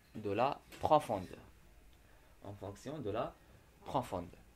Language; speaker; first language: French; non-native, local second language; Arabic